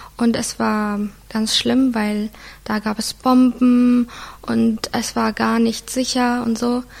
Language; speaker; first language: German; non-native, fluent; Arabic